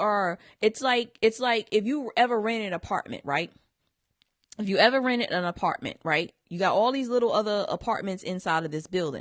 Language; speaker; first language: English; native; English